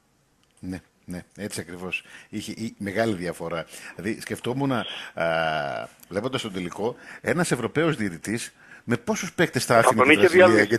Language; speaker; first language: Greek; native; Greek